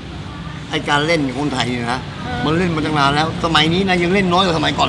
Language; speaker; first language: Thai; native; Thai